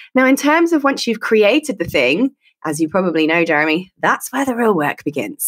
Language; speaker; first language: English; native; English